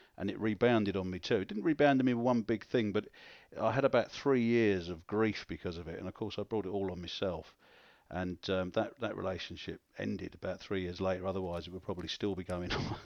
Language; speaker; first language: English; native; English